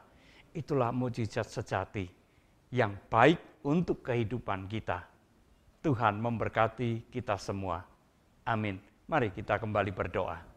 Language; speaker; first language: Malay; non-native, local second language; Indonesian